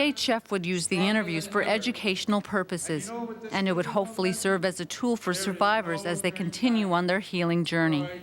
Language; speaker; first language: English; native; English